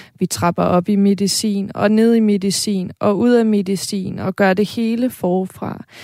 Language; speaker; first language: Danish; native; Danish